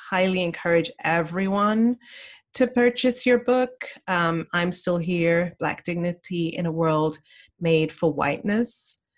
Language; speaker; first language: English; native; English